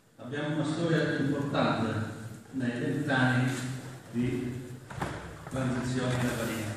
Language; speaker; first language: Italian; non-native, fluent; Albanian